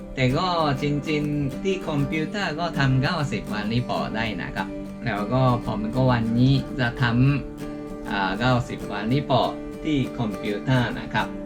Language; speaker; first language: Thai; non-native, learner; Japanese